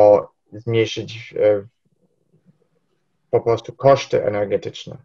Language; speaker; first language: Polish; early bilingual, heritage; Polish